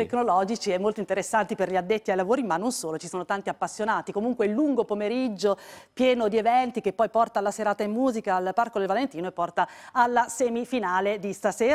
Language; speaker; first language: Italian; native; Italian